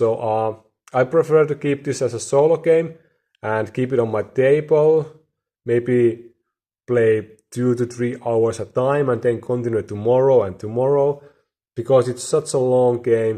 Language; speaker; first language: English; non-native, fluent; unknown